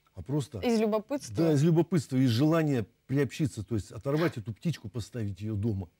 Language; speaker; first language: Russian; native; Russian